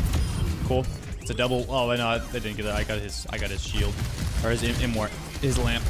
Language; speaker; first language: English; native; English